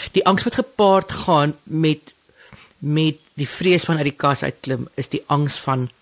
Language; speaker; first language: Afrikaans; native; Afrikaans